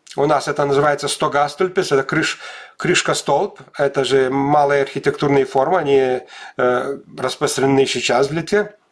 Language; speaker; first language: Russian; non-native, local second language; Lithuanian